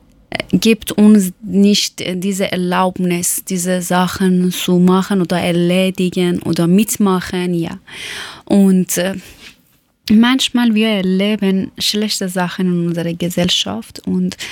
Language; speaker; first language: German; non-native, learner; Persian